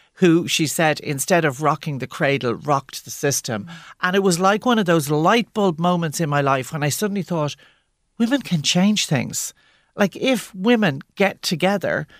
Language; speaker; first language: English; native; English